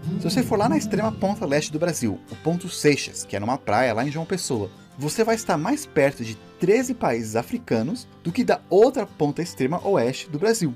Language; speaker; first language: Portuguese; native; Portuguese